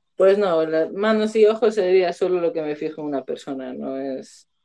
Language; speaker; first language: Spanish; native; Spanish